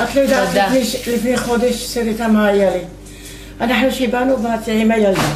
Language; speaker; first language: Hebrew; non-native, fluent; Arabic